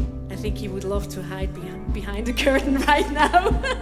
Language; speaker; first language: English; non-native, fluent; Swiss German